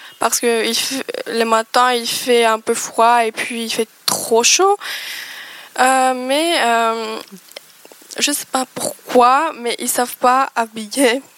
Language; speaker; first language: French; non-native, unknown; Greek